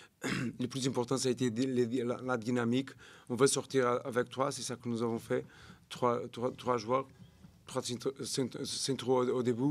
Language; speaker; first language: French; non-native, learner; Portuguese